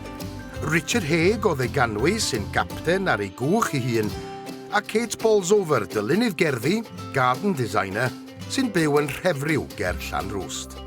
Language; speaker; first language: Welsh; native; Welsh